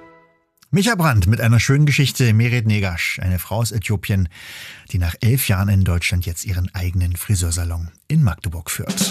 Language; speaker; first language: German; native; German